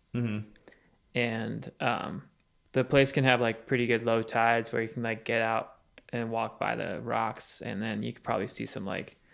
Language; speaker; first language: English; native; English